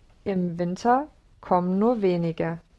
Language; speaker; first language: German; non-native, learner; English